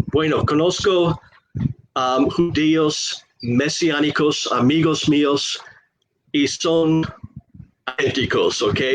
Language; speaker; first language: Spanish; non-native, fluent; English